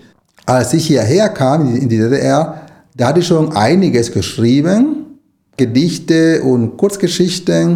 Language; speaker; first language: German; non-native, fluent; Spanish